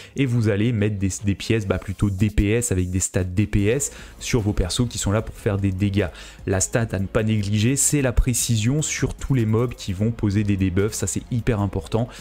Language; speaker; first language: French; native; French